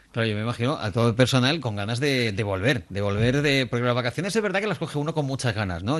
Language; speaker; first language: Spanish; native; Spanish